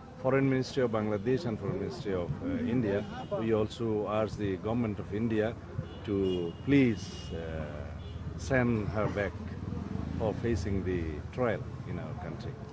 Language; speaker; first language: English; non-native, local second language; Bangla